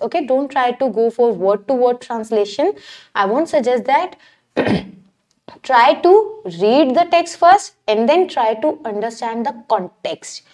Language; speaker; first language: English; non-native, local second language; Hindi